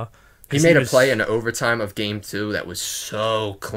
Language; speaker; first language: English; native; English